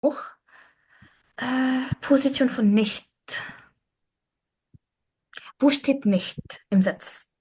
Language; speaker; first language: German; non-native, fluent; Arabic